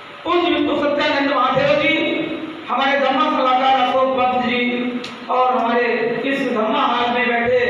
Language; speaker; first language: Hindi; native; Hindi